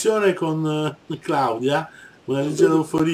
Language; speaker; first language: Italian; native; Italian